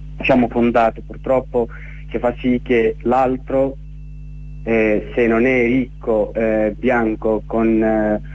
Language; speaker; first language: Italian; non-native, fluent; Arabic